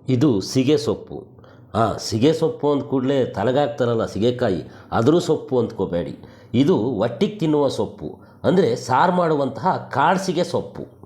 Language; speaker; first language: Kannada; native; Kannada